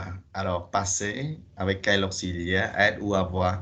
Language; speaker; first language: French; non-native, fluent; Khmer